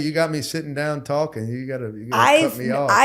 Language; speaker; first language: English; native; English